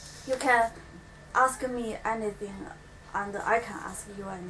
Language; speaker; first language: English; non-native, learner; Chinese